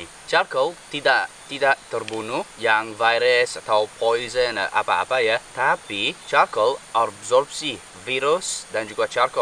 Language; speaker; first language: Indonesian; non-native, learner; English